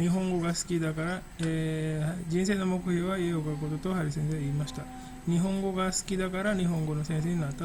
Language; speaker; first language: Japanese; non-native, fluent; Indonesian